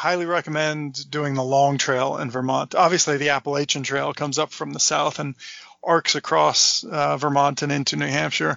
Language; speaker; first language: English; native; English